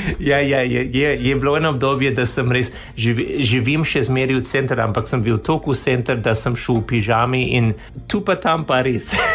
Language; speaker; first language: Slovenian; non-native, fluent; English